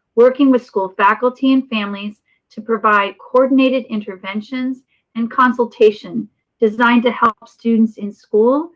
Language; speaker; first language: English; native; English